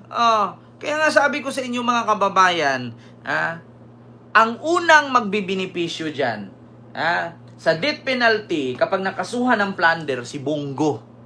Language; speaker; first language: Filipino; native; Filipino